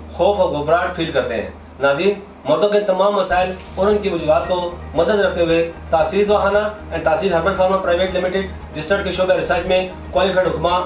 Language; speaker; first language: Urdu; native; Urdu